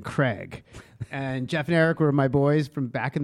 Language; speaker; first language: English; native; English